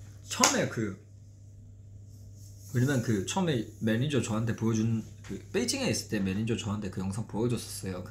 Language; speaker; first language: Korean; non-native, fluent; Chinese